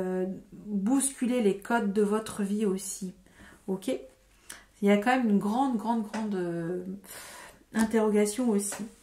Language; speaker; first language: French; native; French